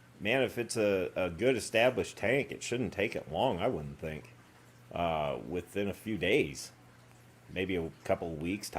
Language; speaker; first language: English; native; English